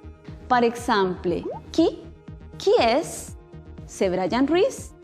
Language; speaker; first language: French; non-native, fluent; Spanish